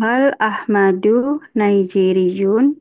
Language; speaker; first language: Arabic; non-native, learner; Indonesian